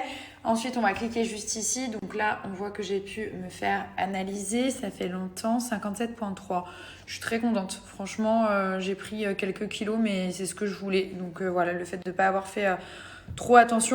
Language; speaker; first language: French; native; French